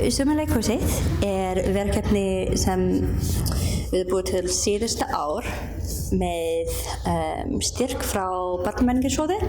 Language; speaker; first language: Icelandic; non-native, learner; English